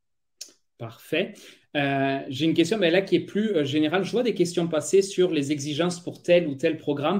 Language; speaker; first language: French; native; French